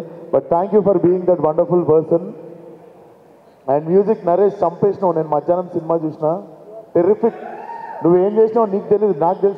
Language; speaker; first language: Telugu; native; Telugu